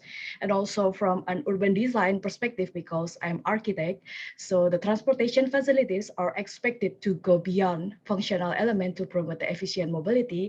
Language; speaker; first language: English; non-native, fluent; Indonesian